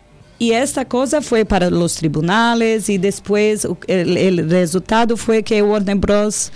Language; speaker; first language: Spanish; non-native, learner; Portuguese